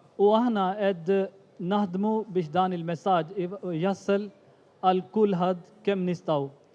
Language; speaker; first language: Maltese; non-native, fluent; Urdu